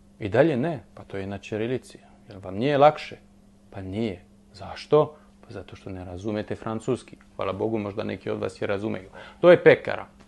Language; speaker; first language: Bosnian; non-native, fluent; French